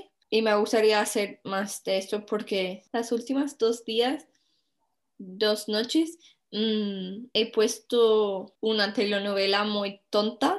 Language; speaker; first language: Spanish; non-native, fluent; English